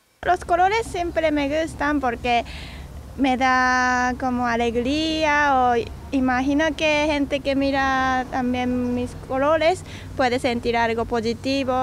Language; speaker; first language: Spanish; non-native, learner; Japanese